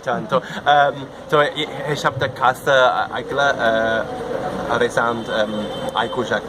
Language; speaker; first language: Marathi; non-native, learner; English